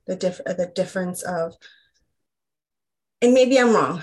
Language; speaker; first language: English; early bilingual, other home language; Spanish